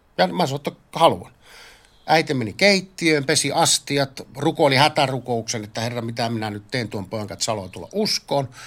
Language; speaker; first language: Finnish; native; Finnish